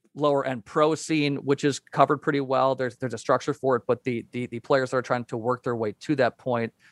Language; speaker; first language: English; native; English